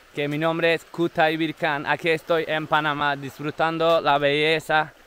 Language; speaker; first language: Spanish; non-native, fluent; Turkish